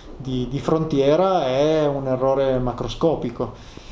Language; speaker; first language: Italian; native; Italian